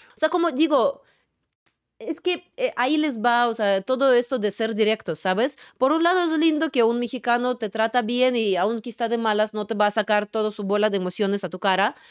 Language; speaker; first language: Spanish; non-native, fluent; Russian